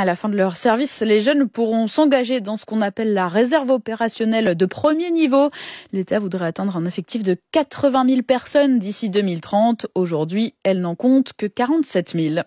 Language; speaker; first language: French; native; French